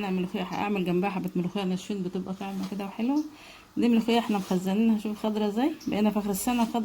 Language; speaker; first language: Arabic; native; Arabic